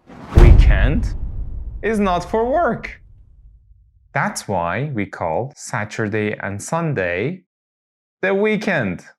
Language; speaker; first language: English; non-native, fluent; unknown